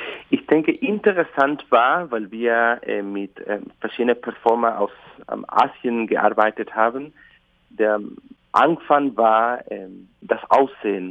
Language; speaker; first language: German; non-native, fluent; Spanish